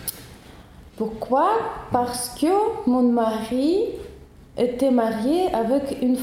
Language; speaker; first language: French; non-native, learner; Russian